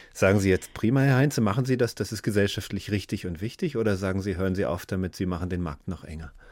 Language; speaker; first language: German; native; German